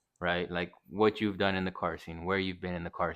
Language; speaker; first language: English; native; English